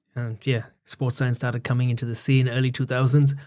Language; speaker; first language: English; native; English